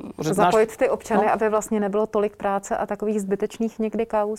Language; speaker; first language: Czech; native; Czech